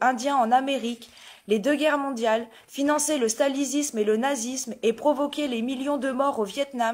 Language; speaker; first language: French; native; French